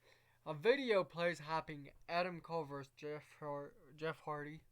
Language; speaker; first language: English; native; English